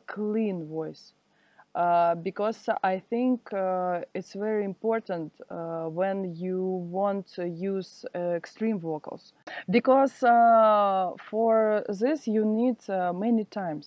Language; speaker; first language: English; non-native, learner; Russian